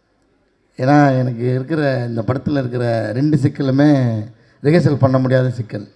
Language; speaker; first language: Tamil; native; Tamil